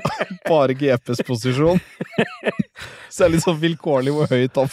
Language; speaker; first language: Norwegian; native; Norwegian